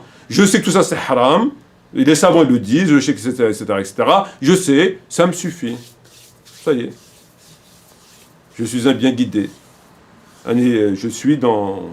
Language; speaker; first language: French; native; French